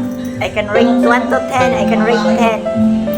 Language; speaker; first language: English; non-native, local second language; Filipino